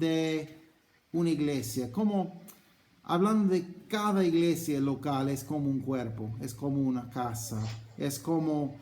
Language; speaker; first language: Spanish; non-native, fluent; English